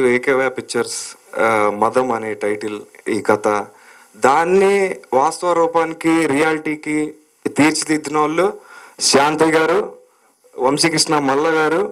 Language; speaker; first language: Telugu; native; Telugu